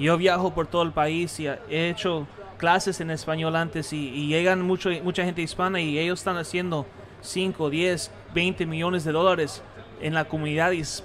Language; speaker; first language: Spanish; early bilingual, heritage; Spanish